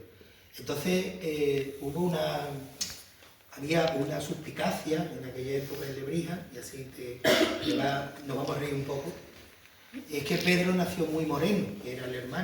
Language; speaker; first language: Spanish; native; Spanish